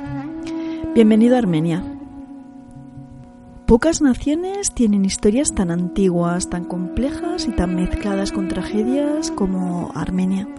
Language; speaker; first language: Spanish; native; Spanish